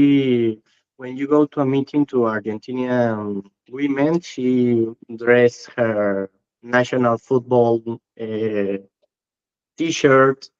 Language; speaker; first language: English; non-native, learner; Spanish